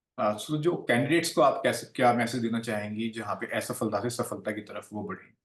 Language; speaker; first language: Hindi; native; Hindi